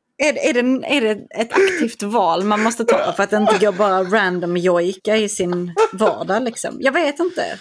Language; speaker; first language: Swedish; native; Swedish